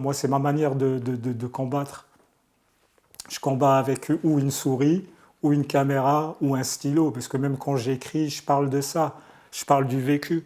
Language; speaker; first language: French; early bilingual, other home language; Arabic